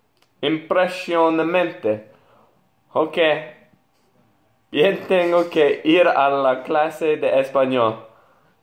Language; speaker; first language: Spanish; non-native, learner; English